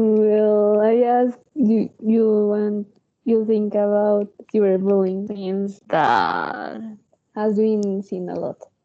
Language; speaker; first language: English; non-native, learner; Spanish